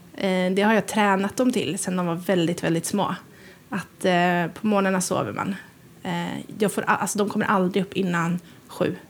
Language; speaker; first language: Swedish; native; Swedish